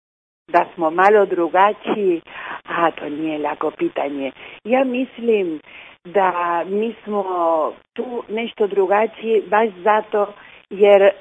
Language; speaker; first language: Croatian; early bilingual, heritage; Croatian